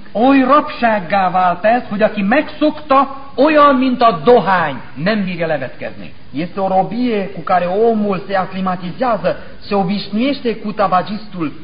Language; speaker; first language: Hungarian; native; Hungarian